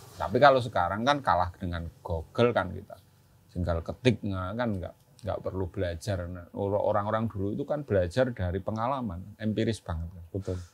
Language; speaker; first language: Indonesian; non-native, local second language; Javanese